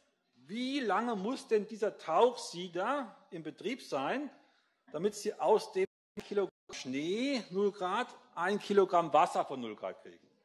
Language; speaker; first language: German; native; German